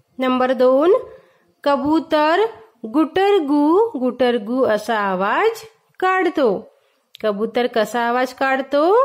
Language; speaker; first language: Marathi; non-native, local second language; Hindi